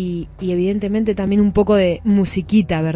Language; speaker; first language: Spanish; native; Spanish